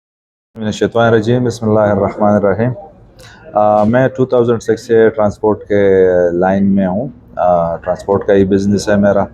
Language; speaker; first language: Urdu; non-native, local second language; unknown